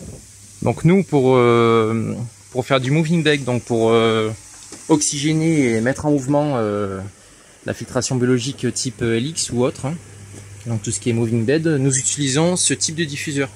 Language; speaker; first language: French; native; French